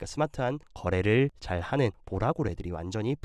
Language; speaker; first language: Korean; native; Korean